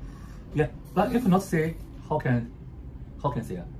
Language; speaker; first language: English; non-native, learner; Chinese